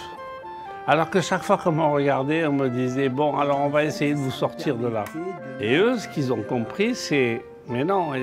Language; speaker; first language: French; native; French